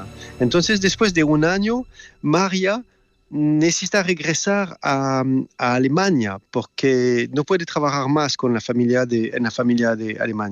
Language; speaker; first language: Spanish; non-native, fluent; French